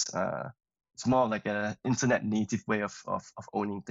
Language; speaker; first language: English; non-native, local second language; Chinese